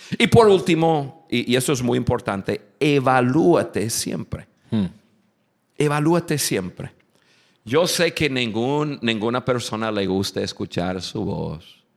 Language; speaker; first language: Spanish; non-native, fluent; English